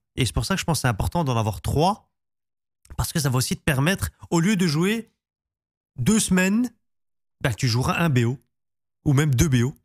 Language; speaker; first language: French; native; French